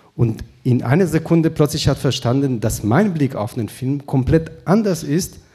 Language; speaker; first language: German; non-native, fluent; Hebrew